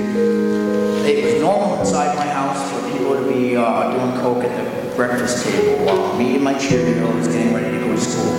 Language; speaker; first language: English; native; English